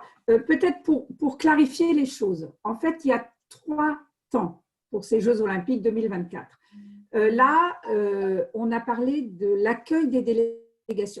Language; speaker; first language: French; native; French